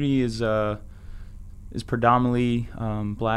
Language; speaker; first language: English; native; English